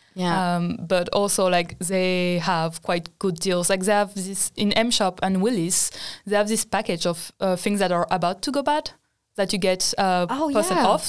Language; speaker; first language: English; non-native, fluent; French